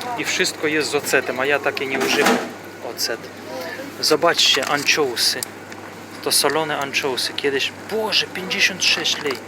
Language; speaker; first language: Polish; non-native, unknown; Ukrainian